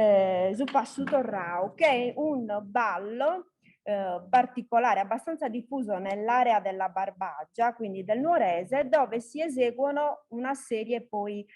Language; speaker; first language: Italian; native; Italian